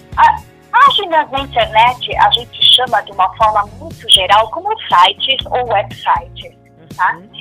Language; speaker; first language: Portuguese; non-native, local second language; German